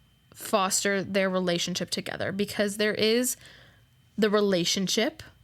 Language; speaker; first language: English; native; English